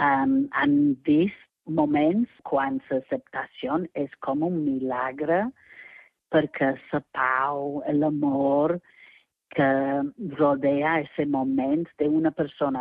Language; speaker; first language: Catalan; non-native, fluent; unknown